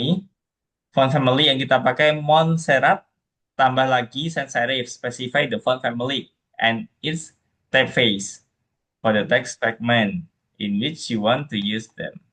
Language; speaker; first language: English; non-native, fluent; Indonesian